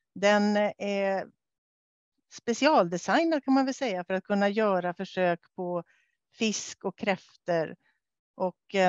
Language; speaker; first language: Swedish; native; Swedish